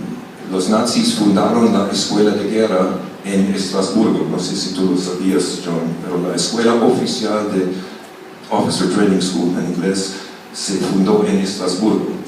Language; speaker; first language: Spanish; non-native, fluent; German